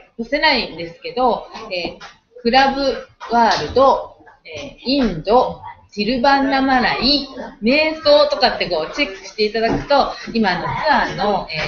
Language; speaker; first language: Japanese; native; Japanese